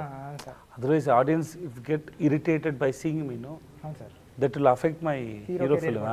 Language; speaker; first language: Telugu; non-native, learner; Tamil